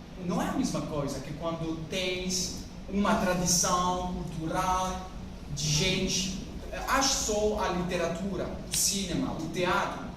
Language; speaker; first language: Portuguese; non-native, learner; French